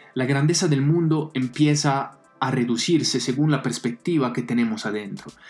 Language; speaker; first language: Spanish; non-native, fluent; Italian